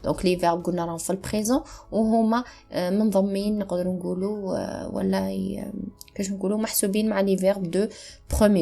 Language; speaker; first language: Arabic; native; Arabic